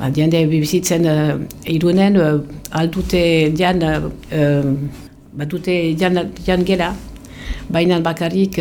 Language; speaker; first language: Basque; non-native, local second language; French